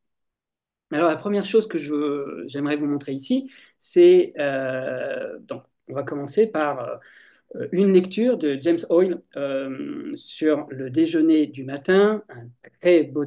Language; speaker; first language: French; native; French